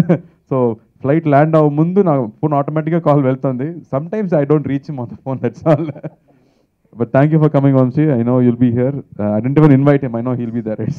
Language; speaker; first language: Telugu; non-native, learner; Tamil